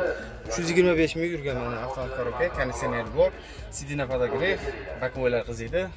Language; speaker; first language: Turkish; non-native, learner; Uzbek